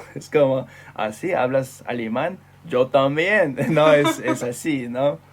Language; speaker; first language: Spanish; non-native, fluent; English